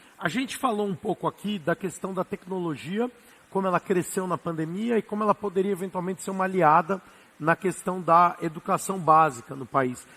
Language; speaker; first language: Portuguese; native; Portuguese